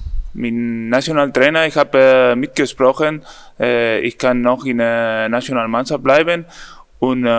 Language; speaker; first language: German; non-native, learner; Spanish